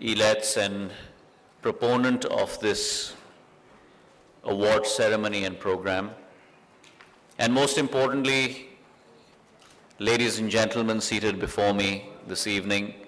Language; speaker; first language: English; non-native, local second language; Hindi